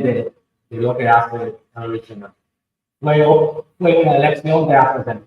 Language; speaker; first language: Spanish; non-native, fluent; English